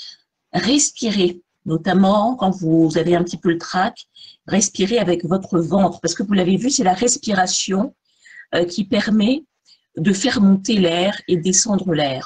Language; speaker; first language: French; native; French